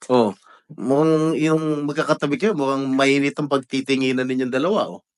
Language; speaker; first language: Filipino; native; Filipino